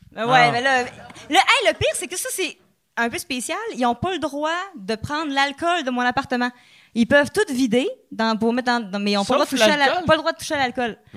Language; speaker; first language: French; native; French